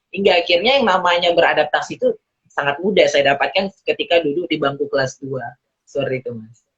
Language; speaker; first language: Indonesian; early bilingual, heritage; Indonesian